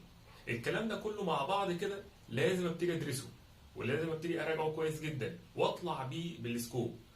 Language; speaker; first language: Arabic; native; Arabic